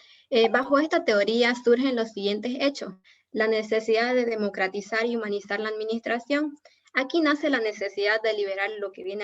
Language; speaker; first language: Spanish; native; Spanish